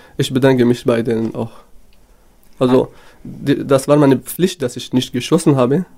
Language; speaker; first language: German; non-native, fluent; Kurdish